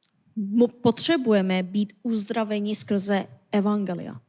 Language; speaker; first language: Czech; non-native, fluent; Korean